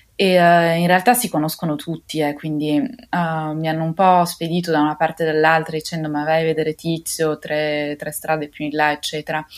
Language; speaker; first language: Italian; native; Italian